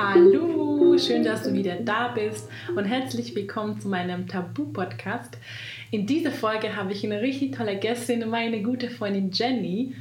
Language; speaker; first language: German; non-native, fluent; Hungarian